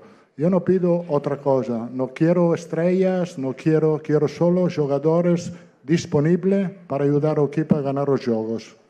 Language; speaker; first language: Portuguese; non-native, fluent; Italian